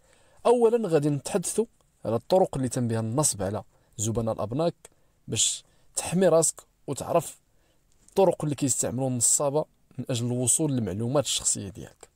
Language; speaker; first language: Arabic; native; Arabic